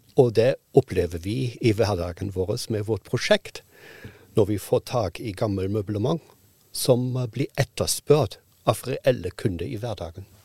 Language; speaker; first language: Norwegian; non-native, fluent; German